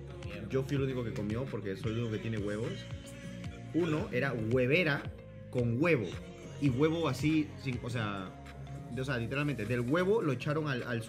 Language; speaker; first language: Spanish; native; Spanish